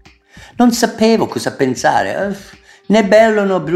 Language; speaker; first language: Italian; non-native, fluent; English